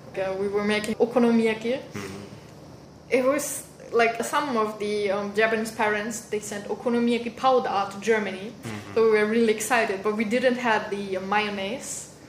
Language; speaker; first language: English; non-native, fluent; German